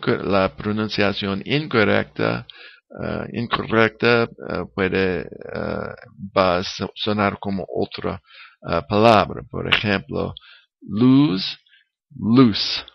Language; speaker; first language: Spanish; non-native, learner; English